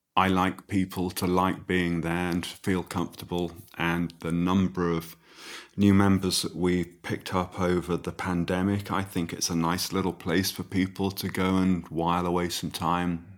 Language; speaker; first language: English; native; English